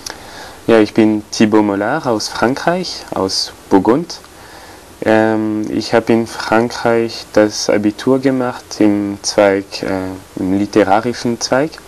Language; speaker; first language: German; non-native, fluent; French